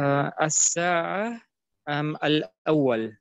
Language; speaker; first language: Arabic; non-native, learner; German